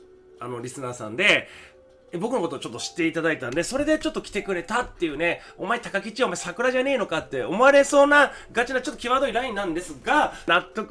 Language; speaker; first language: Japanese; native; Japanese